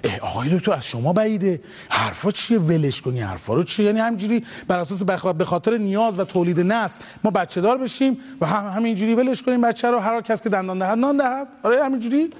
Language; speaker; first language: Persian; native; Persian